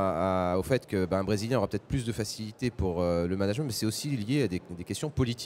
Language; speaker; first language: French; native; French